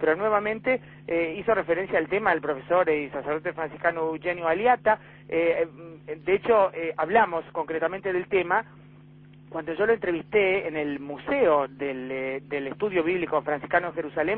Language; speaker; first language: Spanish; native; Spanish